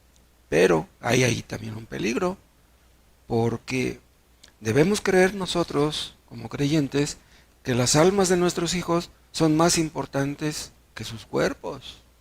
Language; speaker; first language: Spanish; native; Spanish